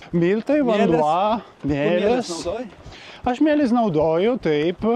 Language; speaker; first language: Lithuanian; non-native, learner; Italian